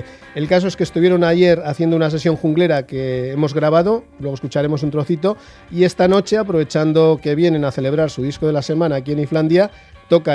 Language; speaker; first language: Spanish; native; Spanish